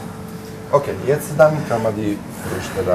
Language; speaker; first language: German; non-native, fluent; Italian